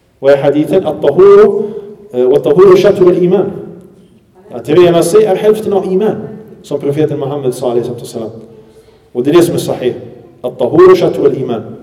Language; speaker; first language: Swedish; early bilingual, other home language; Arabic